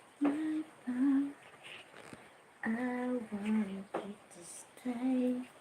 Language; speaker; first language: English; non-native, learner; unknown